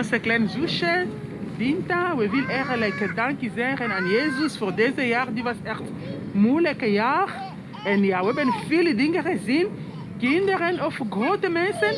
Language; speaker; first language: Dutch; early bilingual, other home language; Lingala